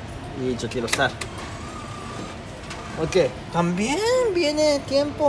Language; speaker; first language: Spanish; non-native, learner; Japanese